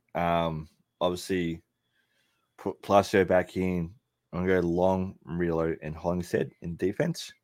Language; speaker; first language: English; native; English